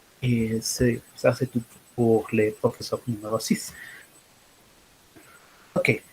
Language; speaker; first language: French; non-native, learner; Spanish